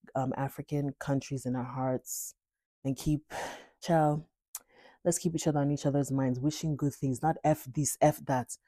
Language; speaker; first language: English; native; English